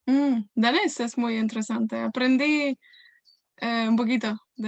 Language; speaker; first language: Spanish; non-native, fluent; Welsh